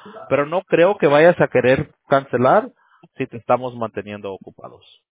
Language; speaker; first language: Spanish; early bilingual, heritage; Spanish